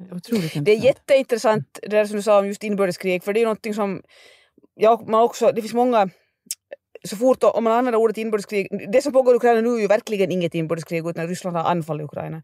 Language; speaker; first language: Swedish; native; Swedish